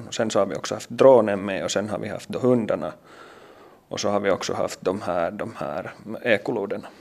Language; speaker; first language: Swedish; native; Swedish